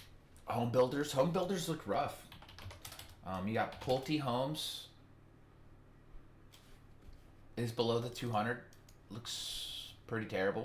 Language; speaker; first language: English; native; English